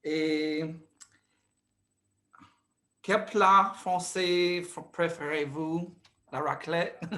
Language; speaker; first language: French; non-native, fluent; English